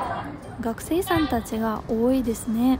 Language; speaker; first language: Japanese; non-native, fluent; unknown